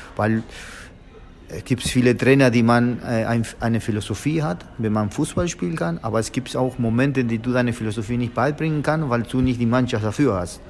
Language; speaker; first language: German; non-native, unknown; Spanish